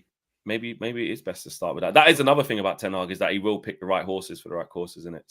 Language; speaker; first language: English; native; English